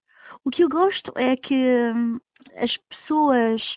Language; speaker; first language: Portuguese; early bilingual, heritage; Portuguese